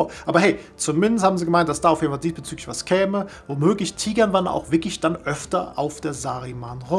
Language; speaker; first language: German; native; German